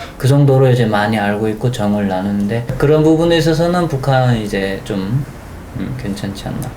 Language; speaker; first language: Korean; native; Korean